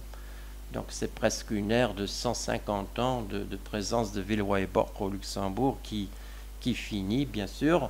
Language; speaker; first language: French; non-native, local second language; Luxembourgish